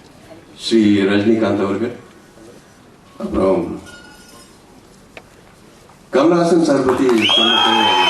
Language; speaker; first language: Tamil; non-native, fluent; Hindi